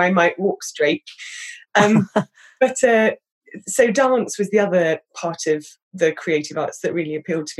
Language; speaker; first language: English; native; English